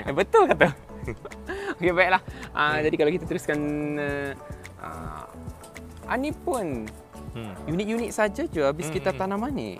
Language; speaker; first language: Malay; native; Malay